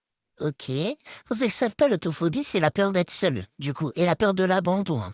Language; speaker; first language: French; native; French